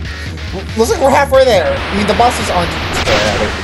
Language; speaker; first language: English; native; English